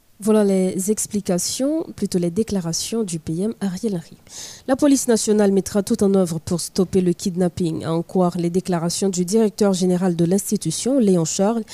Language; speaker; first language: French; non-native, local second language; Haitian Creole